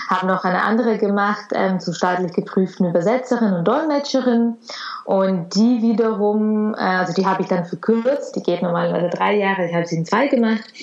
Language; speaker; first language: German; early bilingual, other home language; Russian